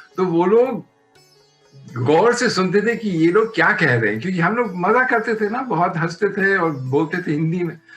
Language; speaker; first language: Hindi; native; Hindi